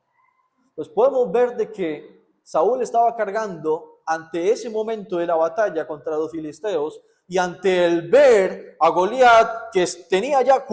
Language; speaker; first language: Spanish; native; Spanish